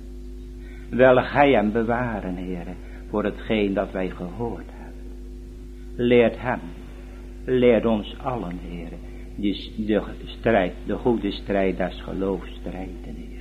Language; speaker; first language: Dutch; native; Dutch